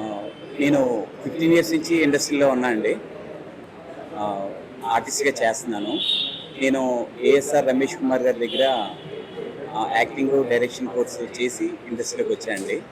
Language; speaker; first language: Telugu; native; Telugu